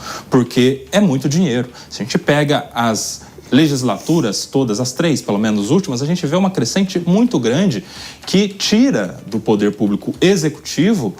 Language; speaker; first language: Portuguese; native; Portuguese